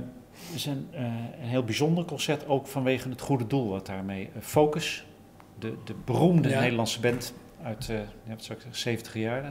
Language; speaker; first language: Dutch; native; Dutch